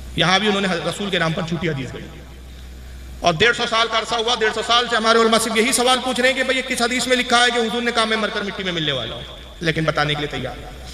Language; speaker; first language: Urdu; native; Urdu